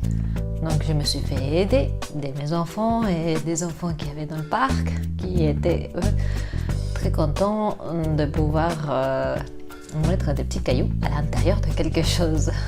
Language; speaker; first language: French; non-native, fluent; Spanish